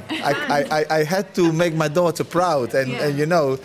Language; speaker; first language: English; early bilingual, other home language; Dutch